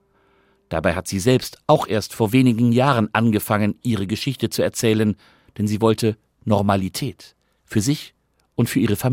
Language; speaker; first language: German; native; German